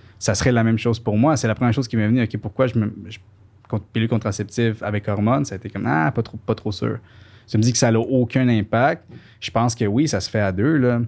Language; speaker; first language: French; early bilingual, other home language; Spanish